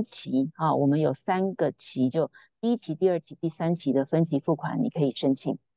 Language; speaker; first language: Chinese; native; Chinese